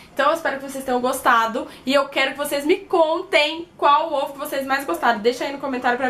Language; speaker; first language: Portuguese; native; Portuguese